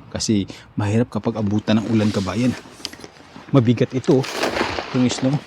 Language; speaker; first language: Filipino; native; Filipino